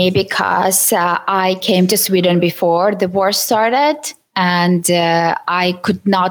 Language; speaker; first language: English; non-native, fluent; Ukrainian